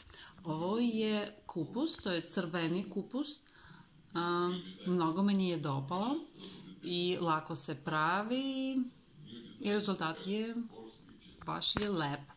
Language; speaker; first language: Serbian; non-native, learner; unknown